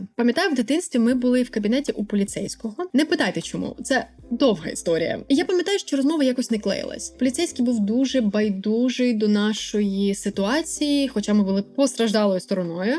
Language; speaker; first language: Ukrainian; native; Ukrainian